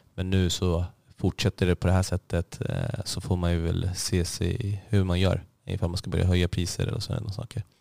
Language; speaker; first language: Swedish; native; Swedish